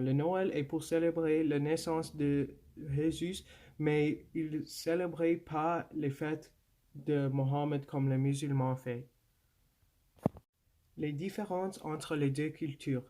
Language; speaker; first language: French; non-native, local second language; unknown